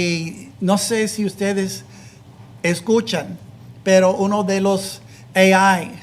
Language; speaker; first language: Spanish; non-native, fluent; English